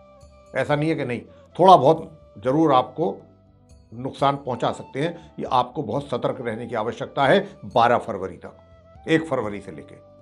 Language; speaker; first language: Hindi; native; Hindi